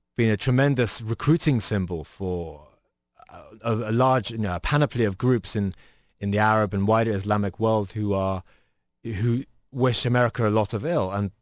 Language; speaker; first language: English; native; English